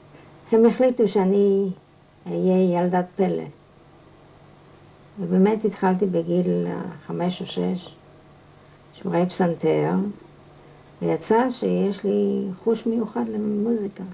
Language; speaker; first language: Hebrew; non-native, fluent; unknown